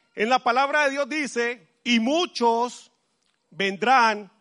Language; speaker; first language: Spanish; native; Spanish